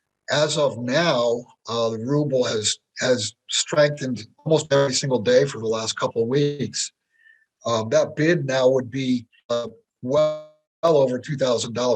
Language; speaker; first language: English; native; English